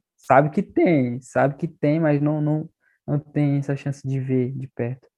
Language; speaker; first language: Portuguese; non-native, local second language; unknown